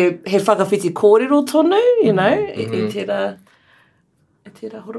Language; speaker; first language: Māori; non-native, learner; English